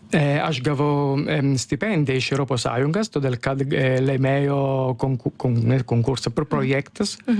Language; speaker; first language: Lithuanian; non-native, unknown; Italian